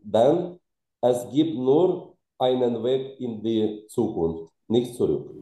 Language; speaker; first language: German; non-native, fluent; Ukrainian